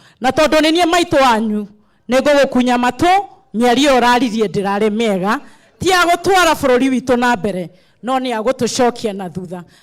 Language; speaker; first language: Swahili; non-native, local second language; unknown